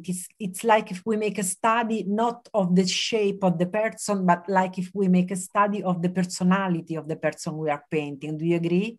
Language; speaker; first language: English; non-native, fluent; Italian